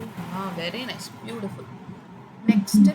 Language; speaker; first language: English; non-native, local second language; Tamil